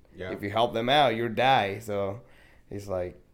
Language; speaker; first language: English; non-native, fluent; Spanish